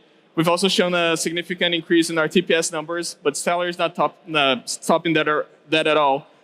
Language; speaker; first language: English; non-native, local second language; Portuguese